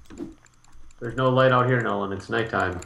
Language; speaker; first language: English; native; English